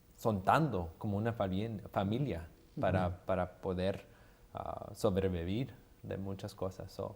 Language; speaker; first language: Spanish; early bilingual, heritage; Spanish